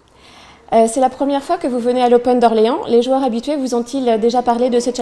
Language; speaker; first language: French; native; French